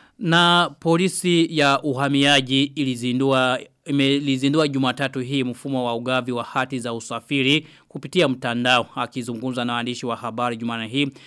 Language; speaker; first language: Swahili; non-native, local second language; Rundi